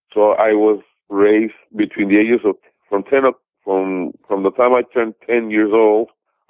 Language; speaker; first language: English; non-native, fluent; Spanish